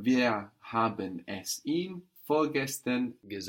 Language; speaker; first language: German; non-native, fluent; English